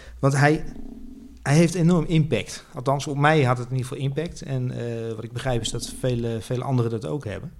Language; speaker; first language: Dutch; native; Dutch